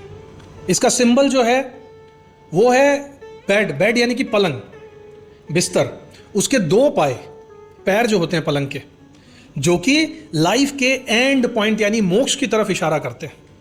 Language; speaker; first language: Hindi; native; Hindi